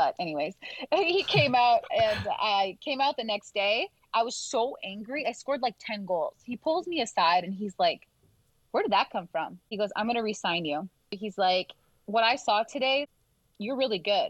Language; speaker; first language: English; native; English